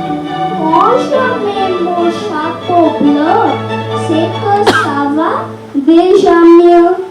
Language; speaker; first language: French; non-native, learner; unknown